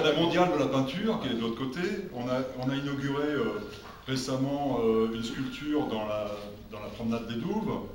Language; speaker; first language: French; native; French